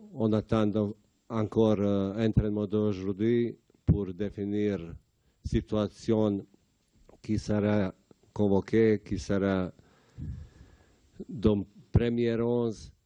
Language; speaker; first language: French; non-native, learner; Bosnian